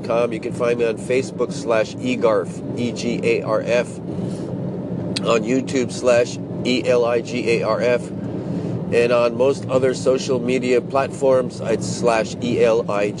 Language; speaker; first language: English; native; English